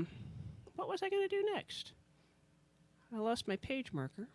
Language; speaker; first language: English; native; English